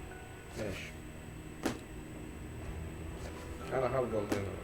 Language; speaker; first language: Arabic; native; Arabic